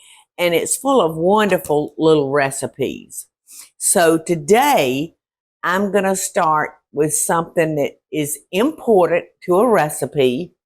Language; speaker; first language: English; native; English